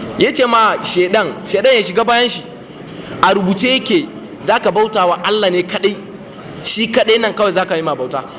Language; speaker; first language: Hausa; non-native, local second language; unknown